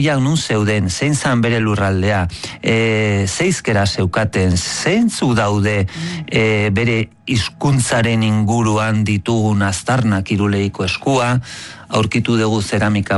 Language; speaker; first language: Basque; native; Basque